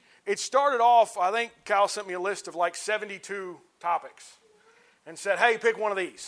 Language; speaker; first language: English; native; English